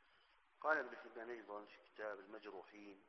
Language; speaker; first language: Arabic; native; Arabic